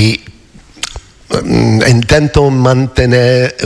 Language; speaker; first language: Spanish; non-native, learner; English